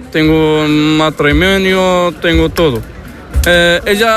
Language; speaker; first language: Spanish; non-native, learner; Arabic